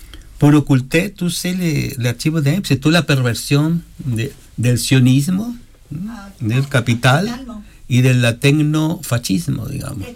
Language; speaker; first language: French; non-native, learner; Spanish